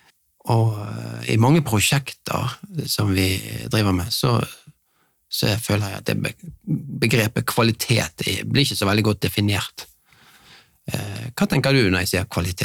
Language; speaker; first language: Norwegian; native; Norwegian